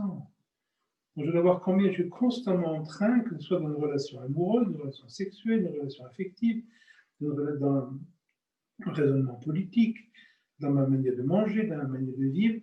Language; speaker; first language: French; native; French